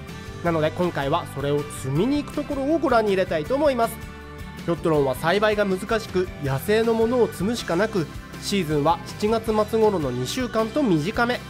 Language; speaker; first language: Japanese; native; Japanese